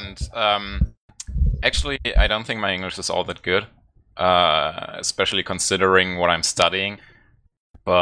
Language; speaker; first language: English; non-native, fluent; German